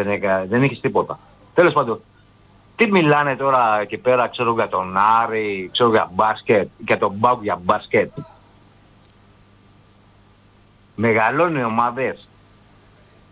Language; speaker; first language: Greek; native; Greek